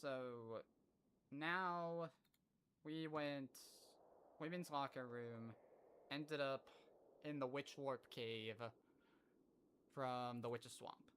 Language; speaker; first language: English; native; English